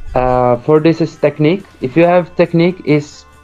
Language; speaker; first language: English; early bilingual, other home language; Czech